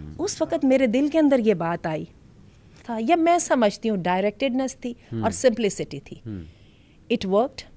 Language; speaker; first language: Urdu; native; Urdu